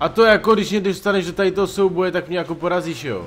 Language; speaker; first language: Czech; native; Czech